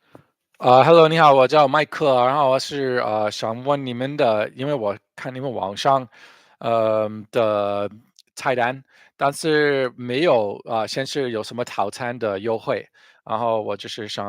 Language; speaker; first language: Chinese; non-native, fluent; English